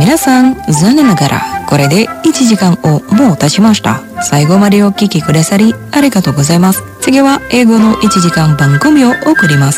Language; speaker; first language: Japanese; non-native, fluent; Indonesian